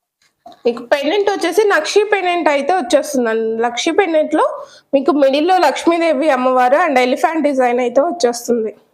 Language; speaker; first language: Telugu; native; Telugu